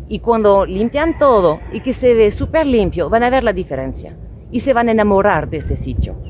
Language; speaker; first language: Spanish; non-native, fluent; French